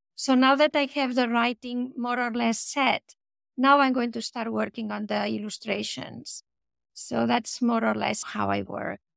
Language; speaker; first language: English; non-native, fluent; Catalan